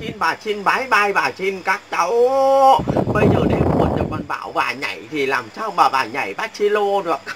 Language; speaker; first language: Vietnamese; non-native, local second language; Muong